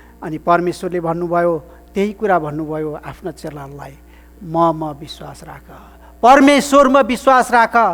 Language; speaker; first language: Nepali; native; Nepali